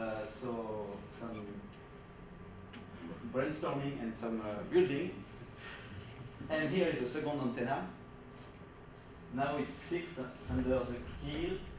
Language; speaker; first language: English; non-native, fluent; French